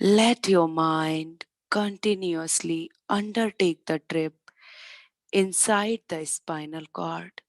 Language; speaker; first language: English; non-native, local second language; Hindi